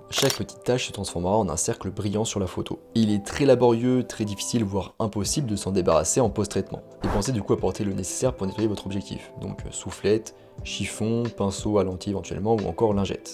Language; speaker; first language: French; native; French